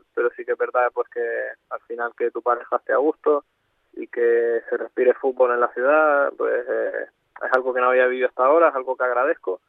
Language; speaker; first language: Spanish; native; Spanish